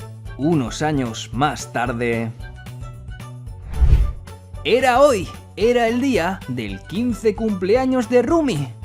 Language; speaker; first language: Spanish; native; Spanish